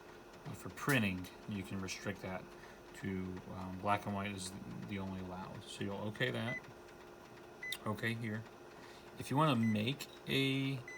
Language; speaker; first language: English; native; English